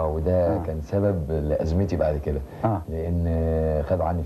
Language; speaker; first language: Arabic; native; Arabic